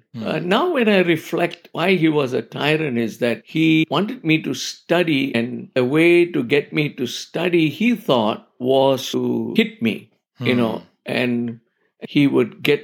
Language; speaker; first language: English; non-native, local second language; Tamil